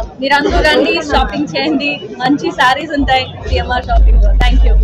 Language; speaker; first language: Telugu; non-native, learner; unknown